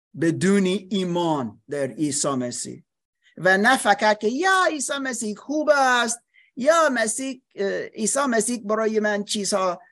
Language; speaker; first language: Persian; non-native, learner; English